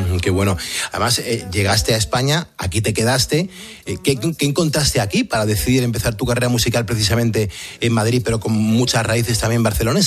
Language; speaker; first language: Spanish; native; Spanish